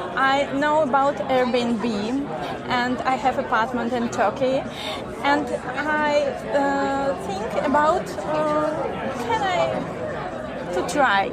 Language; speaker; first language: English; non-native, learner; Russian